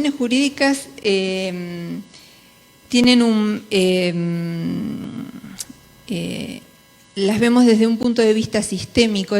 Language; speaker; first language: Spanish; native; Spanish